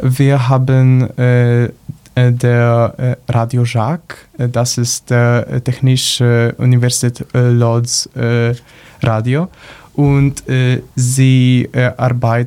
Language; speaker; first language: German; non-native, learner; Polish